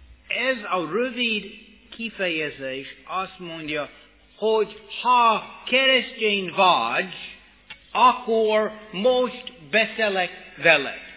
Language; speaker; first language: Hungarian; non-native, fluent; English